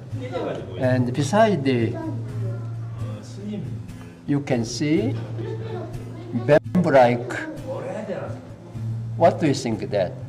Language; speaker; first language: English; non-native, learner; Korean